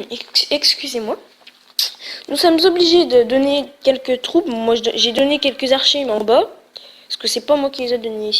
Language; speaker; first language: French; native; French